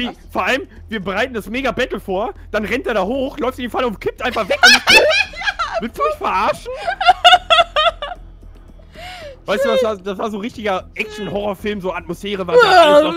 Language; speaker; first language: German; native; German